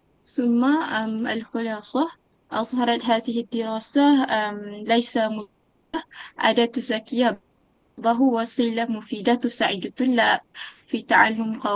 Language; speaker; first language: Arabic; non-native, learner; Malay